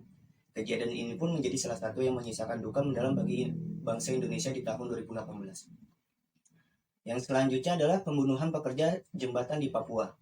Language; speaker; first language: Indonesian; native; Indonesian